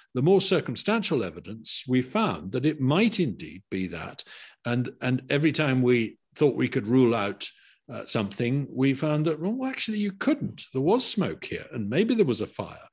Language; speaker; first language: English; native; English